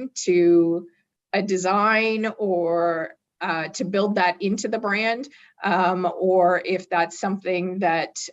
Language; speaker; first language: English; native; English